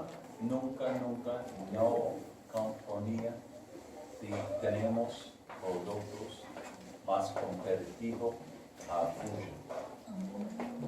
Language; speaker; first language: Spanish; non-native, learner; English